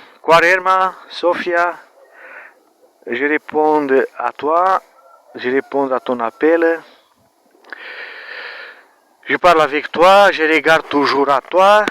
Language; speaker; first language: French; non-native, learner; Romanian